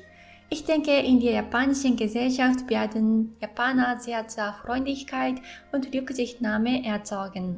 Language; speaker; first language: German; non-native, fluent; Japanese